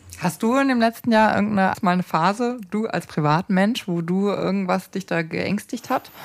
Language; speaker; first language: German; native; German